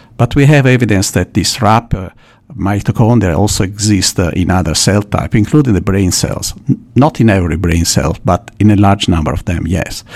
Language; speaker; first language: English; non-native, fluent; Italian